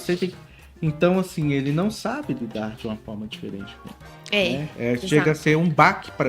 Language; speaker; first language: Portuguese; native; Portuguese